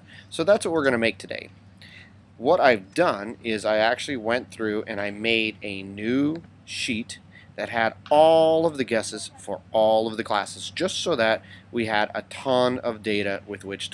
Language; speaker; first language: English; native; English